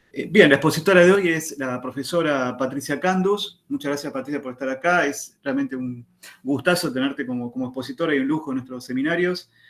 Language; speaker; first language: Spanish; native; Spanish